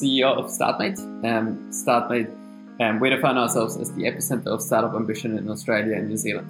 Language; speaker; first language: English; non-native, fluent; German